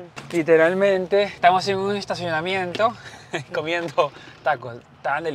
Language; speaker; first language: Spanish; native; Spanish